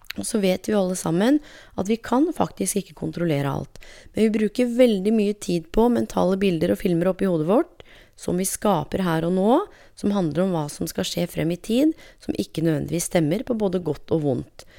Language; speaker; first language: Norwegian; native; Norwegian